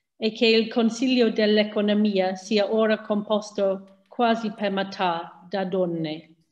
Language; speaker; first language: Italian; non-native, fluent; English